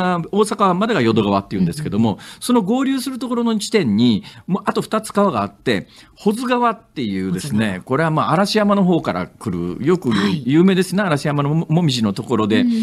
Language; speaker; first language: Japanese; native; Japanese